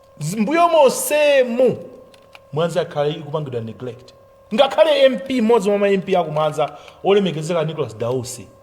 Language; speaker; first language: Nyanja; native; Nyanja